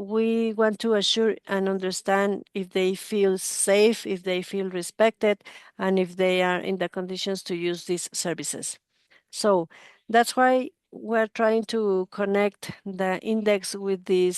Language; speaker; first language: English; non-native, fluent; Spanish